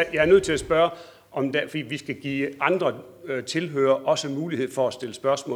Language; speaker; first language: Danish; native; Danish